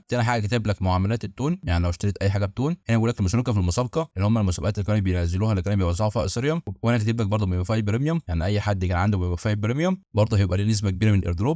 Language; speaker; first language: Arabic; native; Arabic